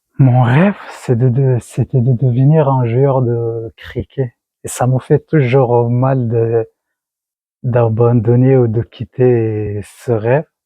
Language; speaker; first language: French; non-native, learner; Persian